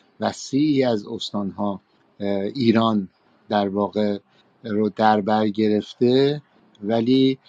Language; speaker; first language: Persian; native; Persian